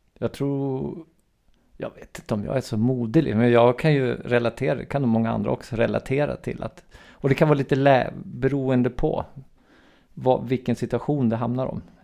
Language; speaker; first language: Swedish; native; Swedish